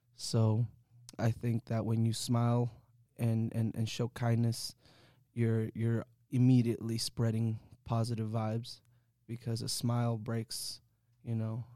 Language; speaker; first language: English; early bilingual, other home language; Spanish